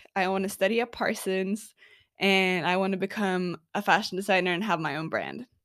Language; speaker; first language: English; non-native, fluent; Norwegian